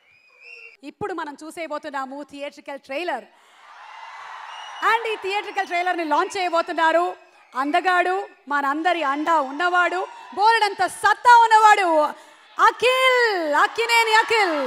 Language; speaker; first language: Telugu; native; Telugu